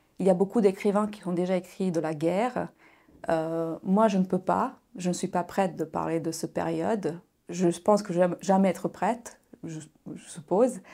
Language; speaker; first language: French; non-native, fluent; Bosnian